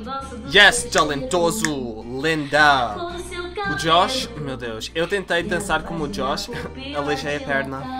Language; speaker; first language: Portuguese; early bilingual, heritage; Portuguese